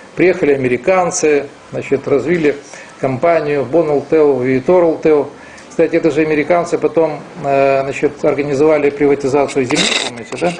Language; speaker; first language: Russian; non-native, local second language; Romanian